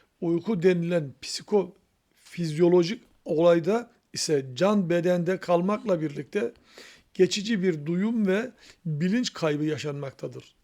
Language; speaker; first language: Turkish; native; Turkish